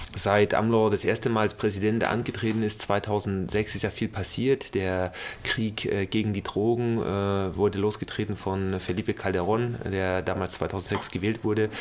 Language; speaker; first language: German; native; German